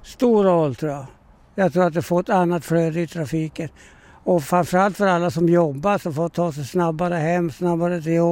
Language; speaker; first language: Swedish; native; Swedish